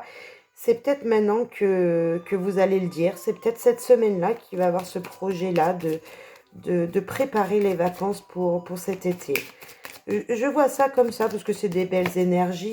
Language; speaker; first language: French; native; French